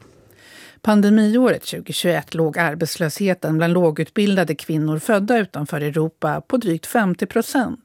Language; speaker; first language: Swedish; native; Swedish